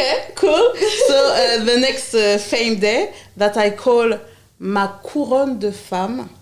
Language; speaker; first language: English; non-native, learner; French